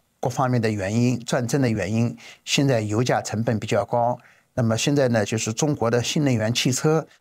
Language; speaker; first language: Chinese; native; Chinese